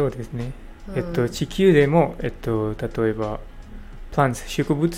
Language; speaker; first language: Japanese; non-native, learner; English